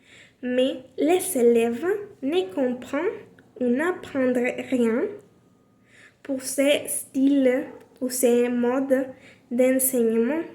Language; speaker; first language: French; non-native, learner; Spanish